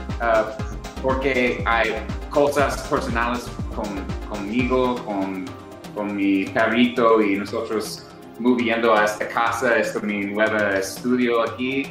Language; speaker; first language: Spanish; non-native, learner; English